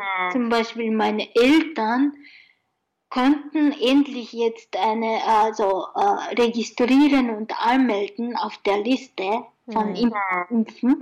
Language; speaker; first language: German; non-native, learner; Japanese